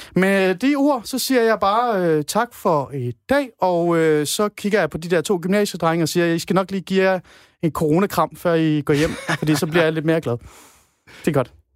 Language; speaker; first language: Danish; non-native, fluent; Persian